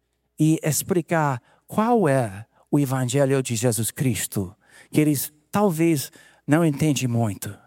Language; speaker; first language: Portuguese; non-native, fluent; English